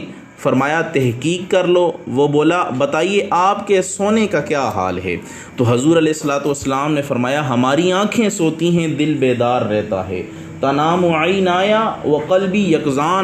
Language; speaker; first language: Urdu; native; Urdu